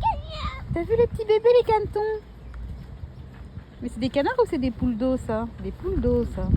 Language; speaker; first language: French; native; French